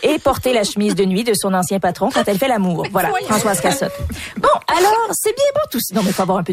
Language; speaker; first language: French; native; French